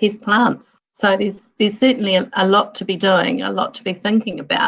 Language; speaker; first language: English; native; English